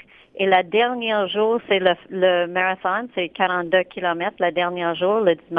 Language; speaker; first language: French; non-native, local second language; English